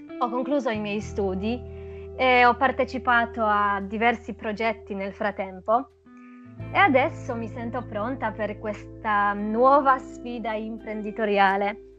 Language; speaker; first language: Italian; non-native, fluent; Polish